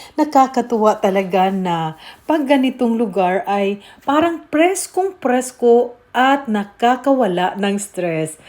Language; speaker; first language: Filipino; native; Filipino